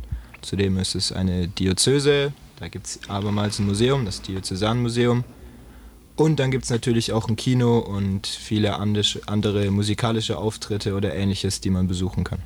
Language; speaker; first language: German; native; German